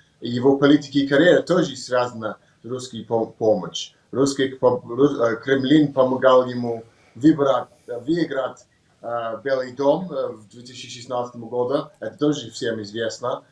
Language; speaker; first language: Russian; non-native, learner; English